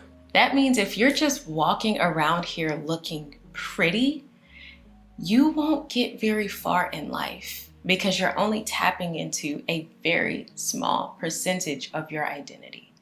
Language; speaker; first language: English; native; English